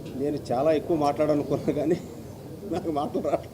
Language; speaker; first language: Telugu; native; Telugu